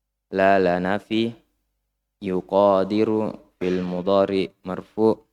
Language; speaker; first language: Arabic; non-native, learner; Indonesian